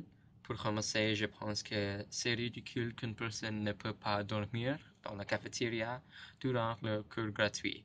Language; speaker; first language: French; non-native, learner; English